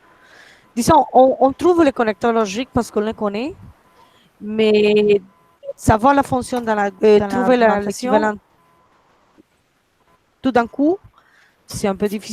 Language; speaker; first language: French; non-native, fluent; Spanish